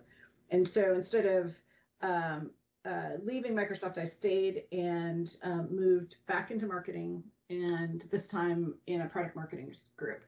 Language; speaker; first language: English; native; English